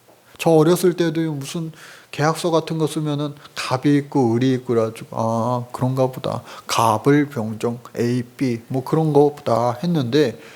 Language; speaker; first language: Korean; native; Korean